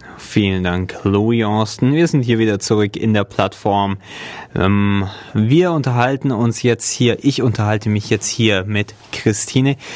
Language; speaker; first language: German; native; German